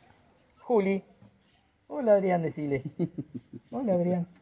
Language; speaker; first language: Spanish; native; Spanish